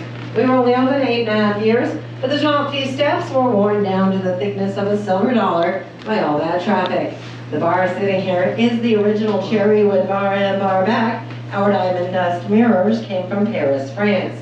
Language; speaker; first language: English; native; English